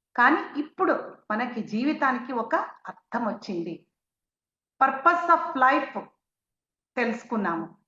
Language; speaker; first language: Telugu; native; Telugu